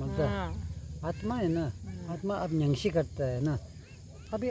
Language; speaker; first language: Hindi; non-native, local second language; Tibetan